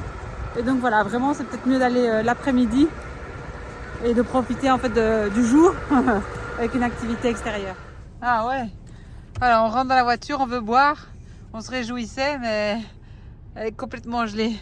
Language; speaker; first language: French; native; French